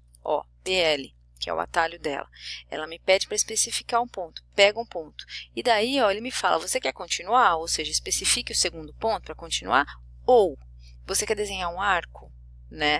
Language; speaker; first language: Portuguese; native; Portuguese